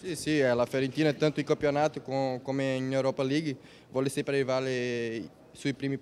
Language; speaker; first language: Italian; non-native, learner; Portuguese